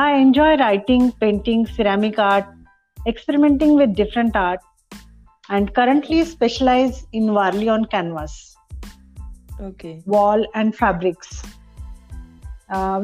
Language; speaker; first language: English; non-native, local second language; Marathi